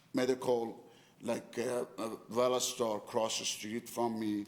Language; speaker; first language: English; non-native, fluent; Persian